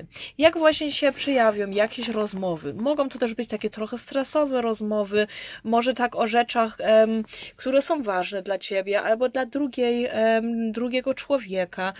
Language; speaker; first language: Polish; early bilingual, heritage; Polish